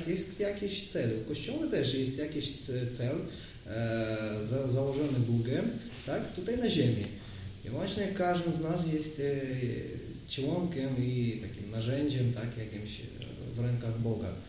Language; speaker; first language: Polish; non-native, learner; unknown